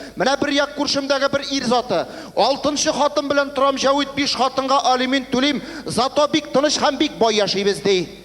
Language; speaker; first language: Tatar; native; Tatar